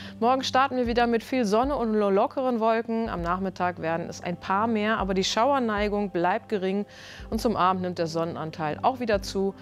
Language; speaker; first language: German; native; German